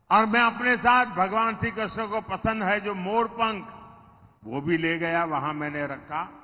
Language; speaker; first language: Hindi; non-native, local second language; Gujarati